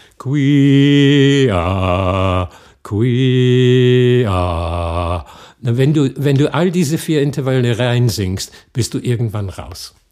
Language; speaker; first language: German; non-native, fluent; English